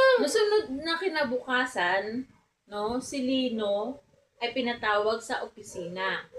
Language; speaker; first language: Filipino; native; Filipino